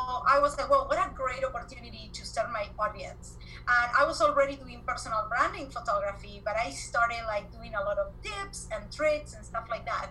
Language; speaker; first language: English; non-native, fluent; Spanish